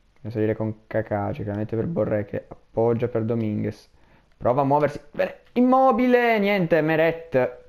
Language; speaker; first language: Italian; native; Italian